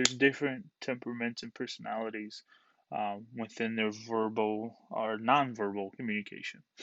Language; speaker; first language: English; native; English